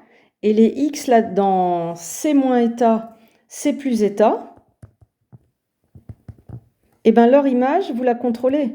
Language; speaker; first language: French; native; French